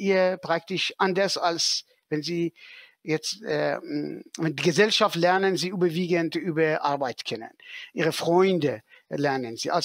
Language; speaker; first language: German; non-native, fluent; Persian